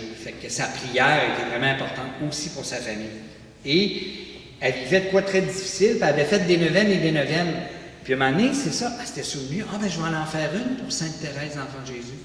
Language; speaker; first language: French; native; French